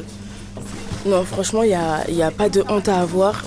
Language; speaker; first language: French; non-native, fluent; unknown